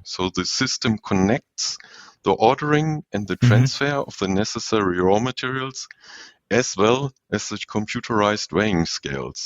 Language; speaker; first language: English; non-native, fluent; German